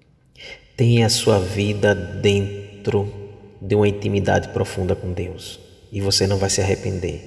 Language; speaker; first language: Portuguese; native; Portuguese